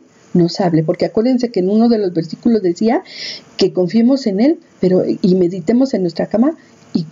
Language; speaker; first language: Spanish; native; Spanish